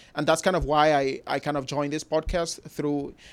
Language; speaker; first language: English; non-native, local second language; Igbo